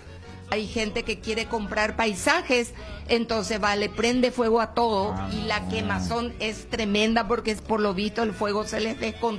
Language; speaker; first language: Spanish; native; Spanish